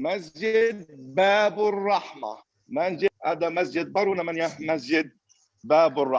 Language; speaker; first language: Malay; non-native, fluent; Arabic